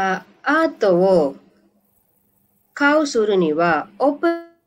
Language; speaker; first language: Japanese; non-native, learner; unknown